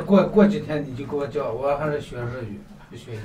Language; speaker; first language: Chinese; native; Chinese